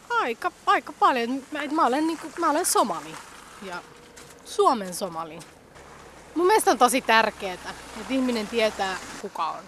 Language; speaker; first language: Finnish; early bilingual, other home language; Somali